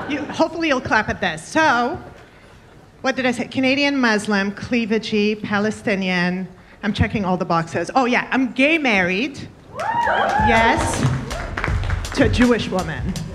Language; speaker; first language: English; early bilingual, other home language; French